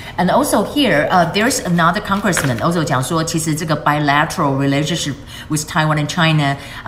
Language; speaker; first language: English; non-native, fluent; Chinese